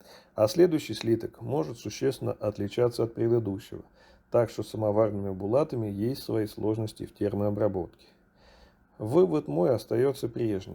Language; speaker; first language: Russian; native; Russian